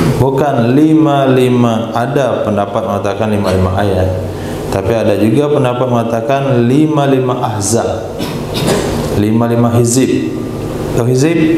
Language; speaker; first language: Malay; native; Malay